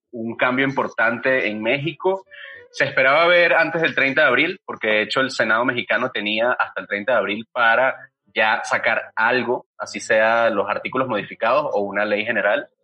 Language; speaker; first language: Spanish; native; Spanish